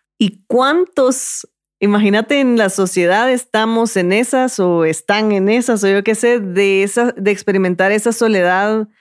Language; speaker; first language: Spanish; native; Spanish